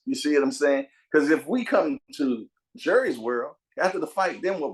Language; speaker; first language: English; native; English